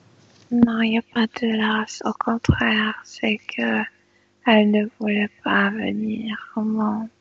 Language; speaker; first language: French; non-native, fluent; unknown